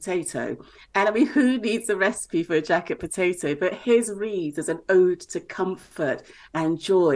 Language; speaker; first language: English; native; English